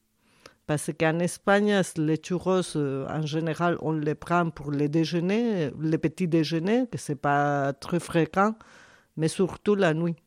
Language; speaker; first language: French; non-native, fluent; Spanish